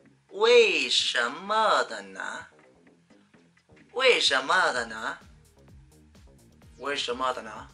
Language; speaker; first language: Chinese; non-native, fluent; Vietnamese